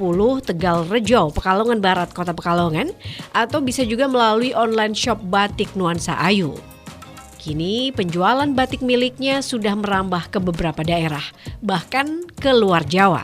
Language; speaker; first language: Indonesian; native; Indonesian